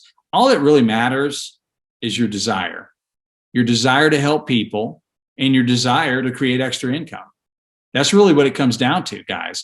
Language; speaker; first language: English; native; English